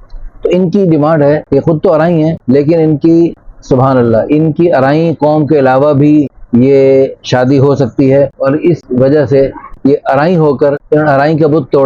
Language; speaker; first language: Urdu; native; Urdu